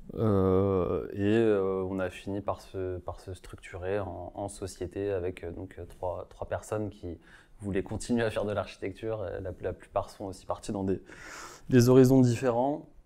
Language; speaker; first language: French; native; French